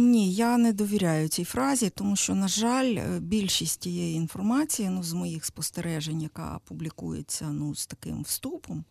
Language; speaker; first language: Ukrainian; native; Ukrainian